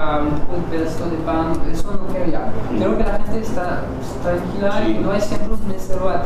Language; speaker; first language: Spanish; non-native, fluent; French